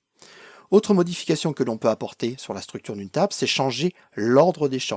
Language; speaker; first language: French; native; French